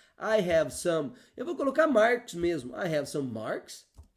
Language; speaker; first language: English; non-native, fluent; Portuguese